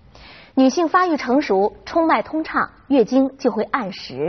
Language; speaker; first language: Chinese; native; Chinese